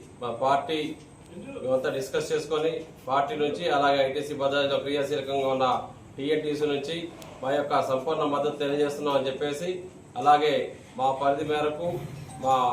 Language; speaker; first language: Telugu; native; Telugu